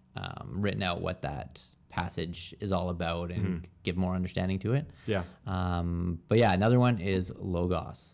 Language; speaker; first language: English; native; English